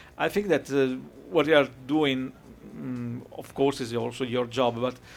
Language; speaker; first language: English; non-native, fluent; Italian